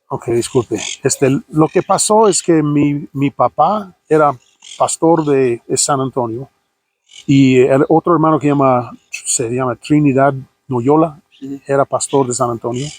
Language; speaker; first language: Spanish; non-native, fluent; English